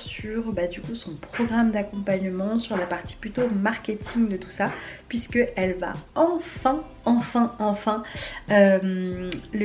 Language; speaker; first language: French; native; French